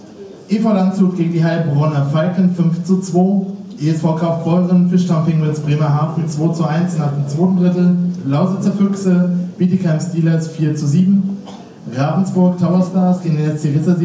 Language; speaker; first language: German; native; German